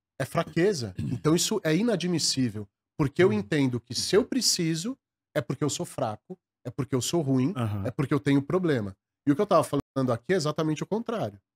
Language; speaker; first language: Portuguese; native; Portuguese